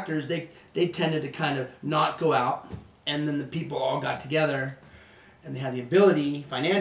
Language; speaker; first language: English; non-native, fluent; Swedish